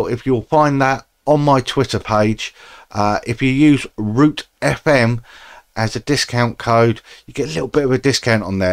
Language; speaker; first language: English; native; English